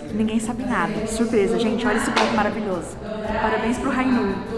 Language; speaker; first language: Portuguese; native; Portuguese